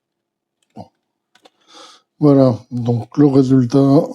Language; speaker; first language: French; native; French